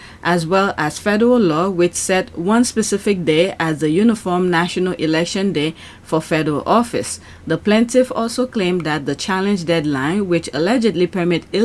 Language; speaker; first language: English; native; English